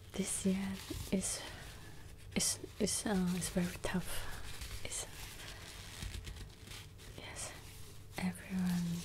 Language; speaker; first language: English; non-native, learner; Cantonese